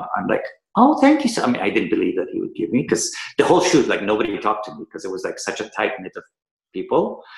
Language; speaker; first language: English; early bilingual, other home language; Persian